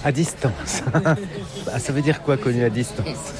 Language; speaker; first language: French; native; French